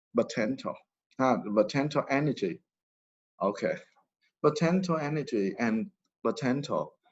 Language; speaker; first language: English; non-native, fluent; Vietnamese